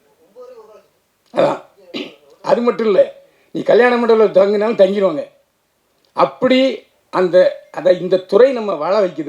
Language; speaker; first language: Tamil; native; Tamil